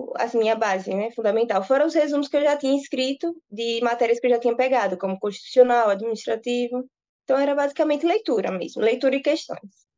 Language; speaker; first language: Portuguese; native; Portuguese